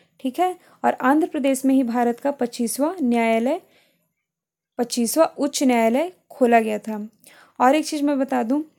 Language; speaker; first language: Hindi; native; Hindi